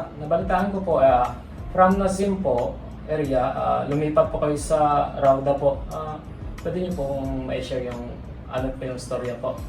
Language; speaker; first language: Filipino; native; Filipino